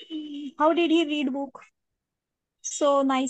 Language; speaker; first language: English; non-native, learner; Marathi